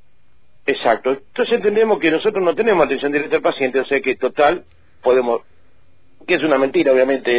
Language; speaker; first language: Spanish; native; Spanish